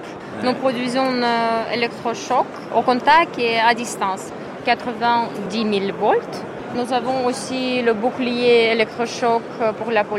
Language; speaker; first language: French; non-native, fluent; Russian